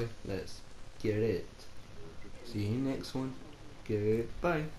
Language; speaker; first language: English; native; English